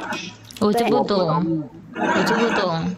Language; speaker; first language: Chinese; non-native, learner; Vietnamese